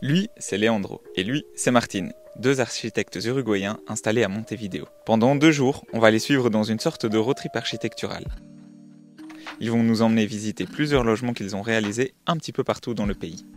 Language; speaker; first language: French; native; French